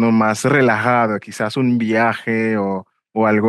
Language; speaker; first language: Spanish; non-native, fluent; English